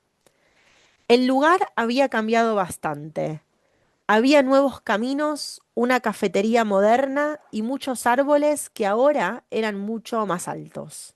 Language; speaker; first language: Spanish; native; Spanish